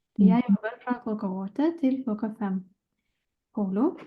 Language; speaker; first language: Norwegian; non-native, learner; Lithuanian